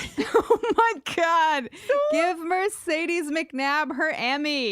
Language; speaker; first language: English; native; English